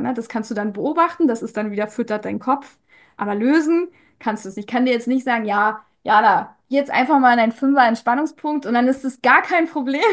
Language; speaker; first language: German; native; German